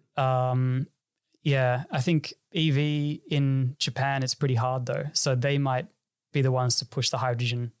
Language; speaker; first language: English; native; English